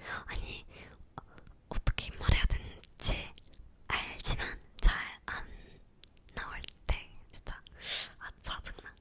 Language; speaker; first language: Korean; non-native, learner; English